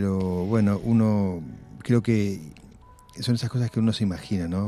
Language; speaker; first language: Spanish; native; Spanish